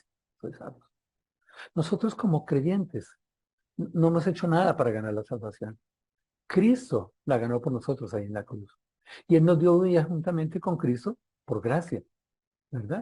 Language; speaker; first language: Spanish; native; Spanish